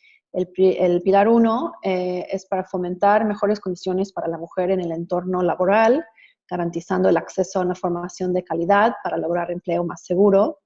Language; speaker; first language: Spanish; non-native, fluent; English